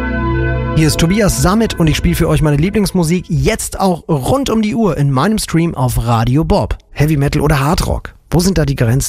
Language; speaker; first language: German; native; German